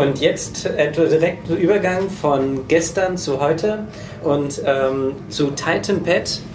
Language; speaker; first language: German; native; German